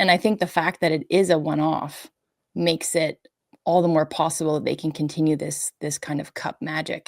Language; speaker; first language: English; native; English